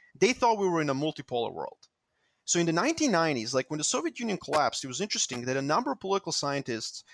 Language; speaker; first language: English; non-native, fluent; Serbian